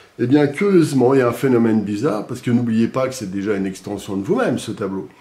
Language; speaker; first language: French; native; French